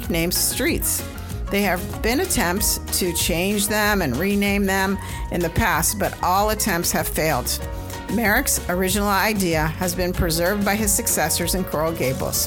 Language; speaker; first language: English; native; English